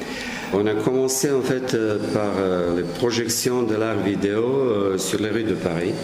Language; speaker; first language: French; non-native, fluent; Serbian